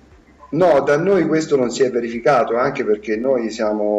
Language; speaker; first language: Italian; native; Italian